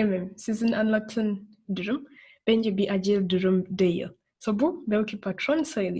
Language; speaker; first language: Turkish; non-native, learner; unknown